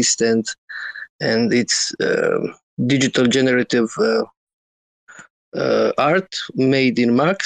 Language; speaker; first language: English; non-native, learner; Croatian